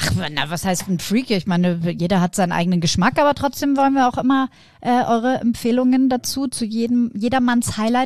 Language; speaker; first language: German; native; German